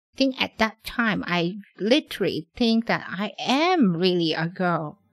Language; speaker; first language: English; non-native, local second language; Cantonese